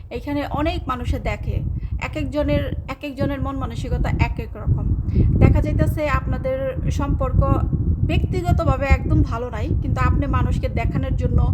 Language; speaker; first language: Bangla; native; Bangla